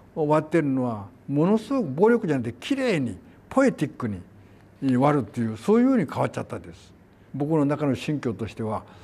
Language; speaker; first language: Japanese; non-native, fluent; Korean